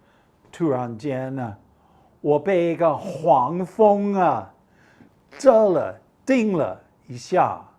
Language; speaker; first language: Chinese; non-native, fluent; English